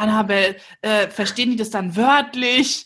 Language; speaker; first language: German; native; German